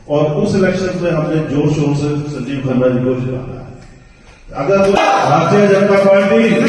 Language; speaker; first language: Urdu; non-native, local second language; Punjabi